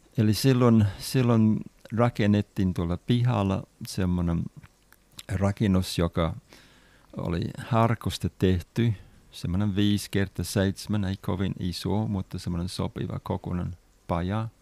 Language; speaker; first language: Finnish; non-native, fluent; English